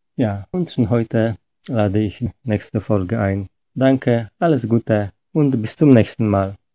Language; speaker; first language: German; non-native, fluent; Polish